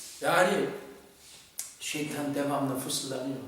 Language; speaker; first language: Turkish; non-native, fluent; Korean